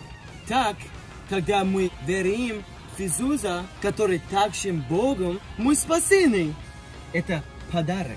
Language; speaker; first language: Russian; non-native, learner; English